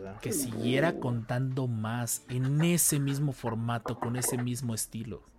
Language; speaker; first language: Spanish; native; Spanish